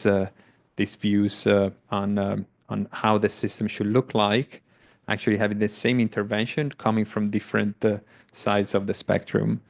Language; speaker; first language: English; non-native, fluent; Italian